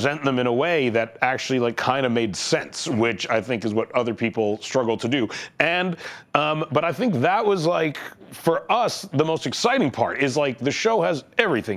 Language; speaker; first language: English; native; English